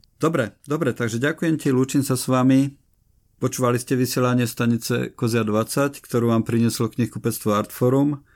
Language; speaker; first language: Slovak; native; Slovak